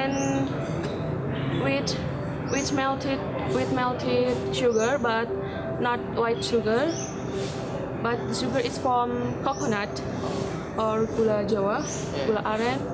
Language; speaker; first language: English; non-native, learner; Indonesian